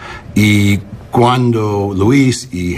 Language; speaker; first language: Spanish; early bilingual, heritage; English